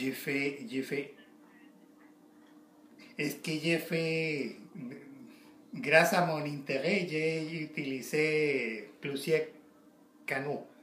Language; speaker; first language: French; non-native, learner; Spanish